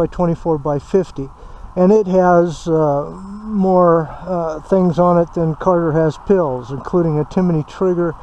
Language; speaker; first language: English; native; English